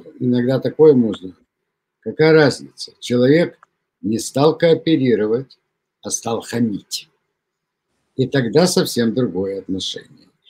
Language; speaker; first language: Russian; native; Russian